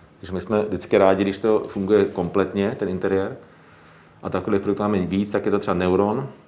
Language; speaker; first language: Czech; native; Czech